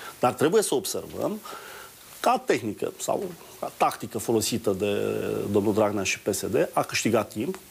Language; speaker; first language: Romanian; native; Romanian